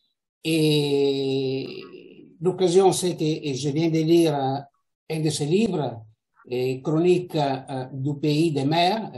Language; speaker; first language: French; non-native, fluent; Italian